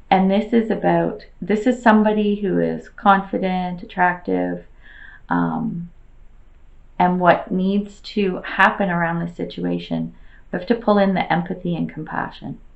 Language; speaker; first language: English; native; English